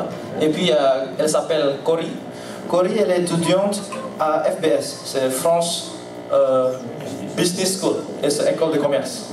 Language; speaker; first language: French; non-native, learner; Indonesian